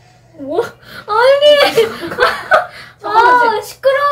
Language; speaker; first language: Korean; non-native, fluent; Japanese